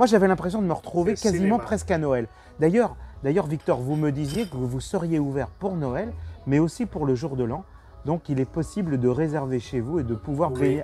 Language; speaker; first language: French; native; French